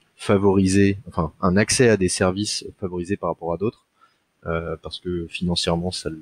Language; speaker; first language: French; native; French